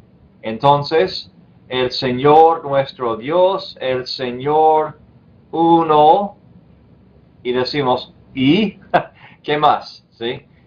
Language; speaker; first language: Spanish; non-native, fluent; English